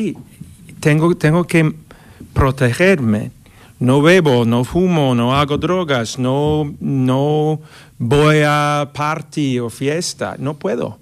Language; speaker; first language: Spanish; non-native, learner; English